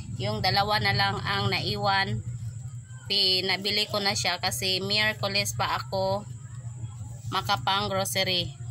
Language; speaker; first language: Filipino; non-native, local second language; Cebuano